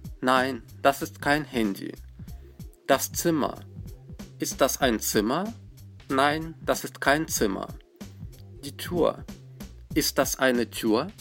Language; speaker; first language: German; non-native, fluent; Russian